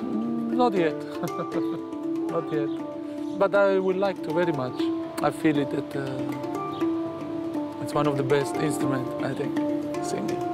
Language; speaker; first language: English; non-native, fluent; Italian